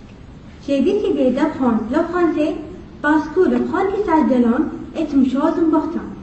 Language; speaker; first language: French; non-native, learner; Arabic